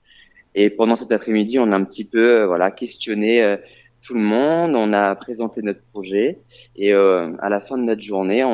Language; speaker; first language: French; native; French